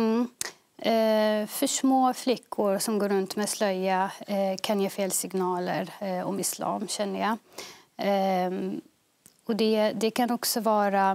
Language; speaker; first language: Swedish; early bilingual, other home language; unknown